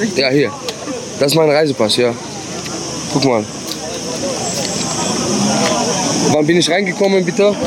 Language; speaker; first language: German; non-native, fluent; Arabic